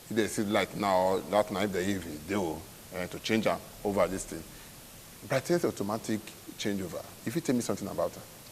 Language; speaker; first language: English; non-native, local second language; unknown